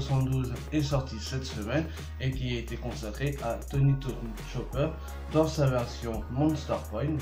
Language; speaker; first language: French; native; French